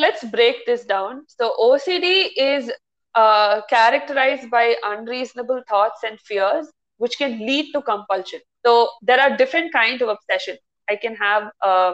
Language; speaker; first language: English; non-native, local second language; Tamil